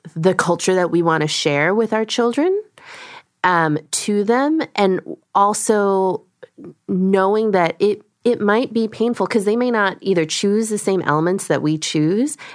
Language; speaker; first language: English; early bilingual, other home language; Korean